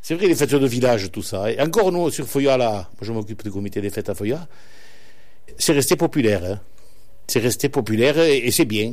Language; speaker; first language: French; native; French